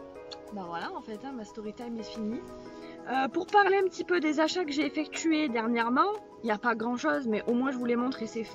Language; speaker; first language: French; native; French